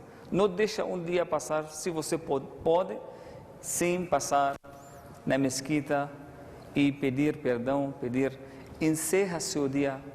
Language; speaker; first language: Portuguese; non-native, fluent; Arabic